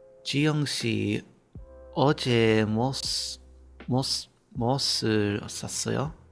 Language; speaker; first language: Korean; non-native, learner; English